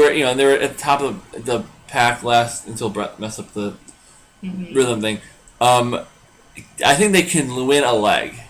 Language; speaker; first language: English; native; English